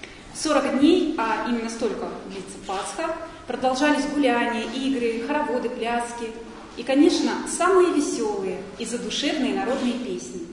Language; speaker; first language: Russian; native; Russian